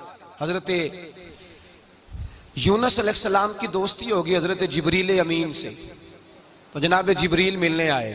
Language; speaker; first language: Hindi; non-native, local second language; Punjabi